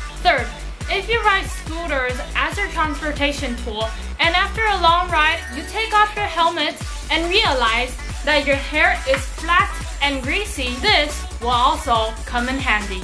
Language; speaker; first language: English; non-native, fluent; Chinese